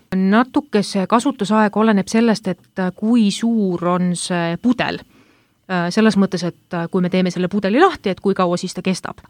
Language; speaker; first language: Estonian; native; Estonian